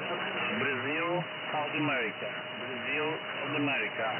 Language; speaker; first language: English; non-native, learner; Portuguese